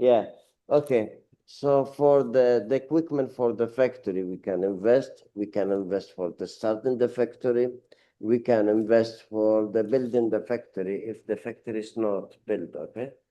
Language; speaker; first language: English; non-native, learner; Arabic